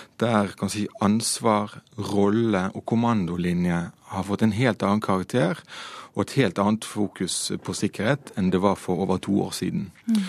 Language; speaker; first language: Norwegian; native; Norwegian